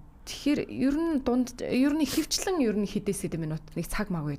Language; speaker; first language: Mongolian; native; Mongolian